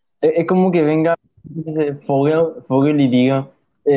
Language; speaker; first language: Spanish; native; Spanish